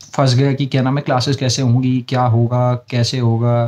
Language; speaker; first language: Hindi; native; Hindi